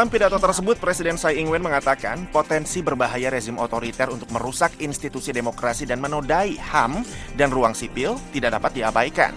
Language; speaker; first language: Indonesian; native; Indonesian